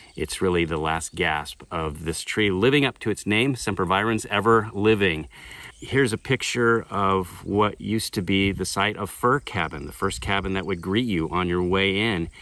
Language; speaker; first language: English; native; English